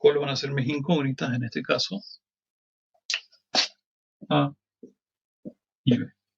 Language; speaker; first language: Spanish; native; Spanish